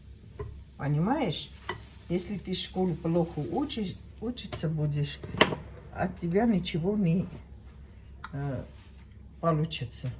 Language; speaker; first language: Russian; non-native, fluent; Armenian